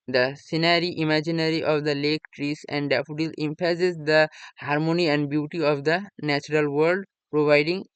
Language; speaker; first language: English; non-native, local second language; Bangla